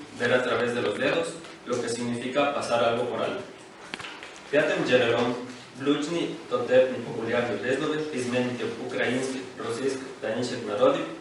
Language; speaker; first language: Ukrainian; non-native, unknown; Spanish